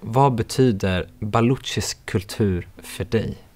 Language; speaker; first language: Swedish; early bilingual, other home language; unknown